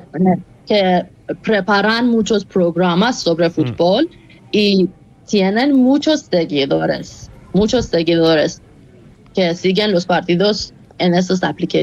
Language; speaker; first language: Spanish; non-native, fluent; Persian